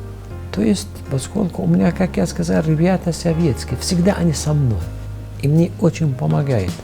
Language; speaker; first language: Russian; non-native, fluent; Arabic